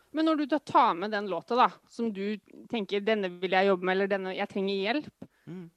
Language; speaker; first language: Norwegian; native; Norwegian